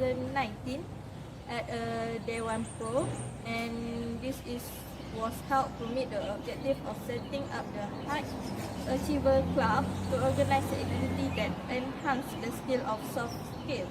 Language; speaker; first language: English; non-native, local second language; Malay